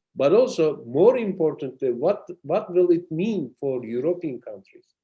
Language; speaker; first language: English; non-native, fluent; Turkish